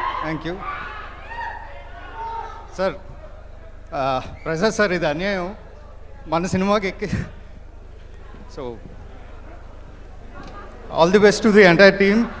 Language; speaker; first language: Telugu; native; Telugu